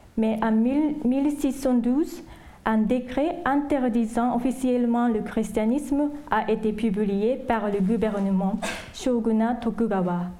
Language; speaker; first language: French; non-native, fluent; Japanese